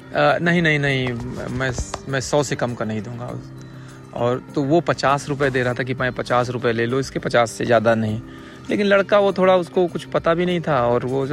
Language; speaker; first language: Hindi; native; Hindi